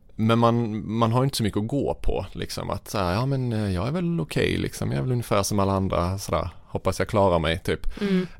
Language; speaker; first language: Swedish; native; Swedish